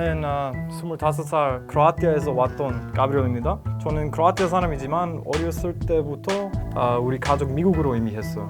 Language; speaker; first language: Korean; non-native, learner; Croatian